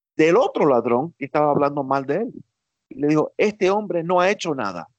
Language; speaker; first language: Spanish; early bilingual, heritage; Spanish